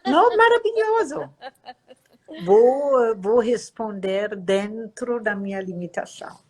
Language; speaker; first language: Portuguese; non-native, fluent; German